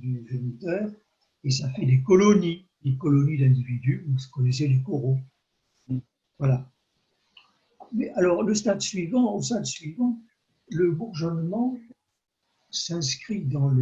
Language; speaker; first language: French; native; French